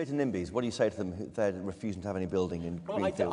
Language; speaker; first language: English; native; English